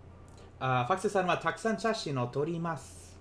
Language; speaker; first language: Japanese; non-native, learner; English